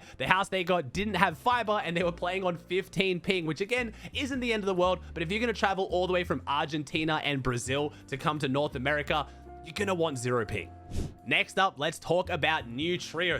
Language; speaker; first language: English; native; English